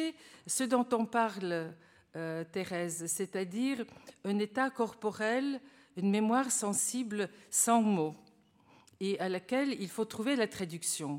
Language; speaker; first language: French; non-native, fluent; Bulgarian